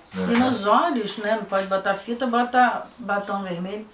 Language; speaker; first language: Portuguese; native; Portuguese